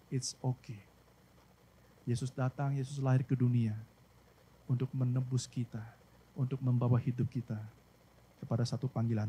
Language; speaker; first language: Indonesian; native; Indonesian